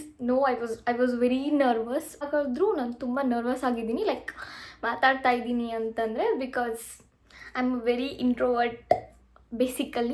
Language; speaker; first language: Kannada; native; Kannada